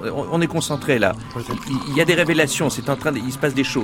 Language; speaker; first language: French; native; French